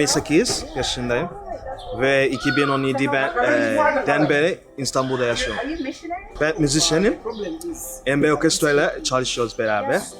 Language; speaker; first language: Turkish; non-native, learner; English